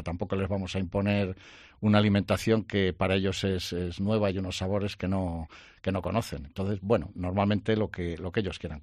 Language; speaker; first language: Spanish; native; Spanish